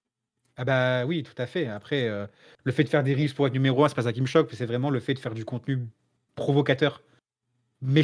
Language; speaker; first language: French; native; French